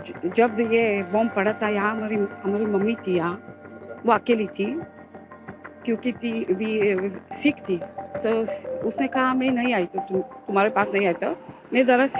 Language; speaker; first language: Hindi; early bilingual, heritage; Hindi